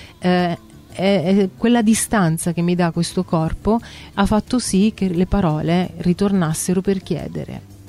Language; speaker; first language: Italian; native; Italian